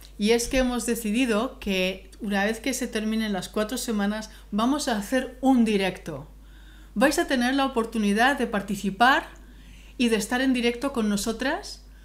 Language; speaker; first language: Spanish; native; Spanish